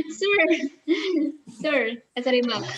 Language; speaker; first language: English; non-native, fluent; Indonesian